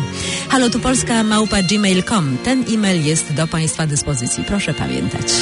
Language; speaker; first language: Polish; native; Polish